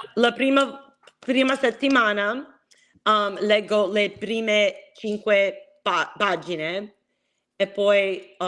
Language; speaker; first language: Italian; non-native, learner; English